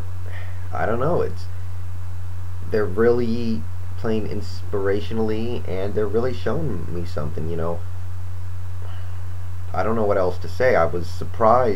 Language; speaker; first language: English; native; English